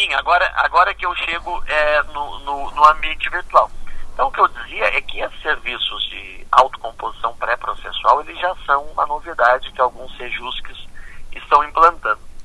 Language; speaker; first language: Portuguese; native; Portuguese